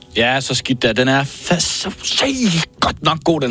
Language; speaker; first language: Danish; native; Danish